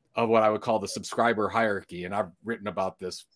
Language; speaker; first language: English; early bilingual, other home language; Italian